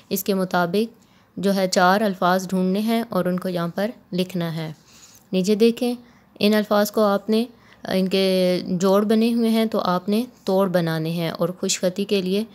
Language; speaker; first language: Urdu; non-native, local second language; Punjabi